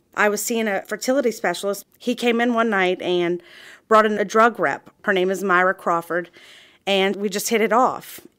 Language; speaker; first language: English; native; English